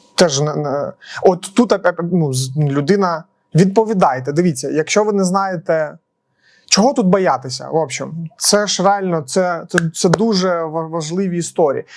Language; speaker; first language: Ukrainian; non-native, local second language; Russian